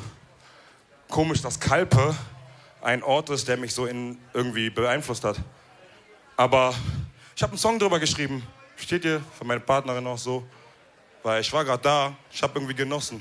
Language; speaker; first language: German; early bilingual, other home language; Wolof